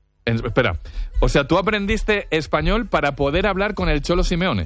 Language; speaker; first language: Spanish; native; Spanish